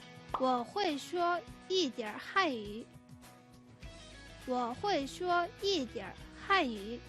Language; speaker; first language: Chinese; non-native, fluent; Mongolian